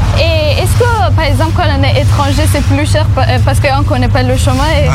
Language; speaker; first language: French; non-native, learner; Persian